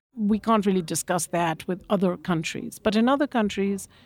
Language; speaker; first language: English; non-native, local second language; Bangla